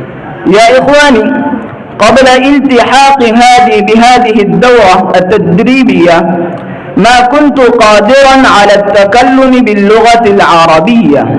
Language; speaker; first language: Arabic; non-native, learner; Urdu